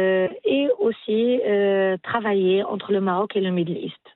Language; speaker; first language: French; non-native, local second language; Arabic